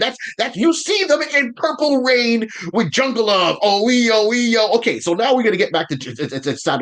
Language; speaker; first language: English; native; English